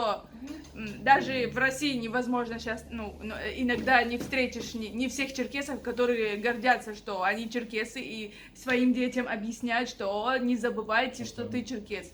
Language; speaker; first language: Russian; native; Russian